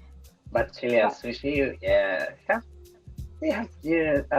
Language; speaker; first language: English; non-native, fluent; Spanish